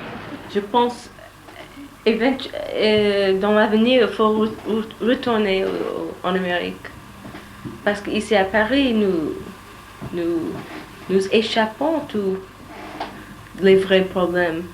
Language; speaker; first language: French; non-native, learner; English